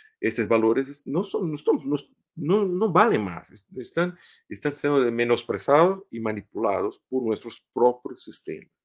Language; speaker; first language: Spanish; non-native, fluent; Portuguese